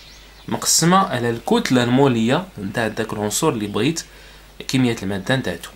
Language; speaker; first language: Arabic; native; Arabic